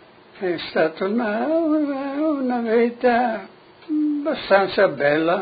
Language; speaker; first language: Italian; non-native, local second language; Friulian